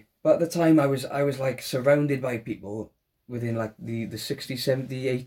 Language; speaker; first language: English; native; English